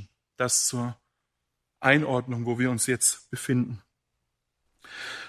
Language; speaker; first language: German; native; German